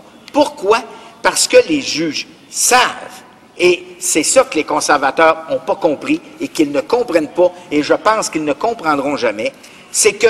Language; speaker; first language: French; native; French